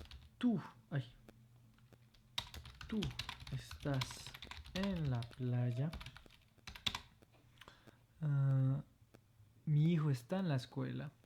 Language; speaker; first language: Spanish; non-native, fluent; French